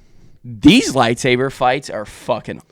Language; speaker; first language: English; native; English